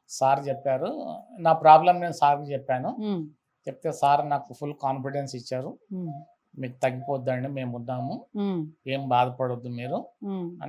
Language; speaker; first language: Telugu; native; Telugu